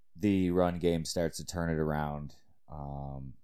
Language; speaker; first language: English; native; English